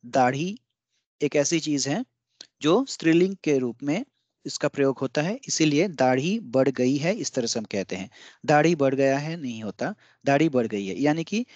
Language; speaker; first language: Hindi; non-native, local second language; Bangla